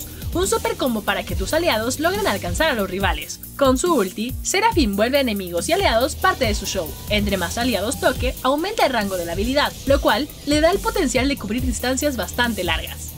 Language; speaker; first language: Spanish; native; Spanish